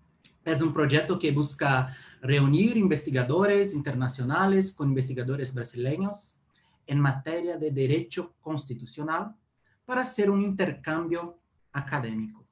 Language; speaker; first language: Spanish; non-native, fluent; Portuguese